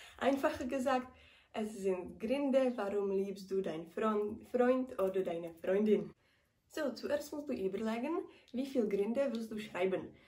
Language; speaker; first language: German; non-native, learner; Czech